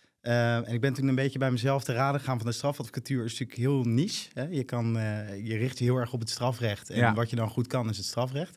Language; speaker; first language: Dutch; native; Dutch